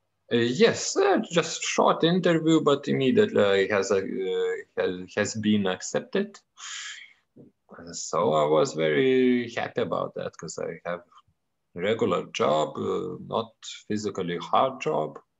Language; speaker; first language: English; non-native, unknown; Lithuanian